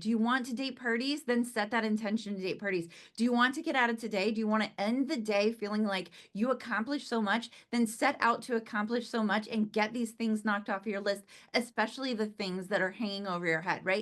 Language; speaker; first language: English; native; English